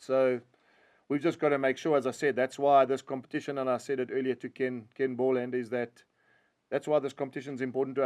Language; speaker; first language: English; native; English